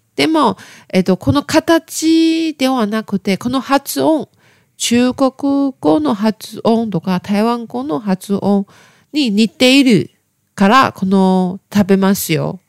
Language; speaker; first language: Japanese; non-native, learner; Chinese